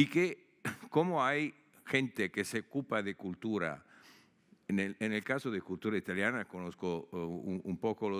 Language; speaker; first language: Spanish; non-native, fluent; Italian